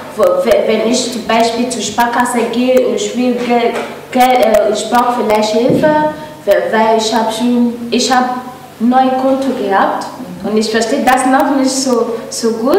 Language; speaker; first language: German; non-native, learner; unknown